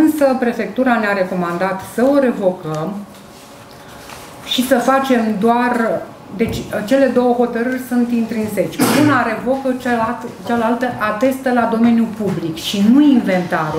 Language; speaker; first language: Romanian; native; Romanian